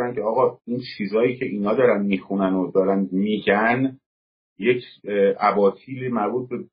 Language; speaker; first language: Persian; native; Persian